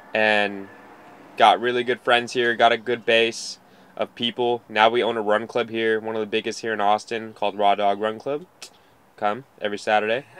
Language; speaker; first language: English; native; English